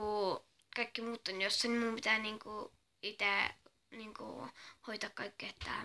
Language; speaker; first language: Finnish; native; Finnish